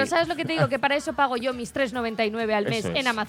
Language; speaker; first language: Spanish; native; Spanish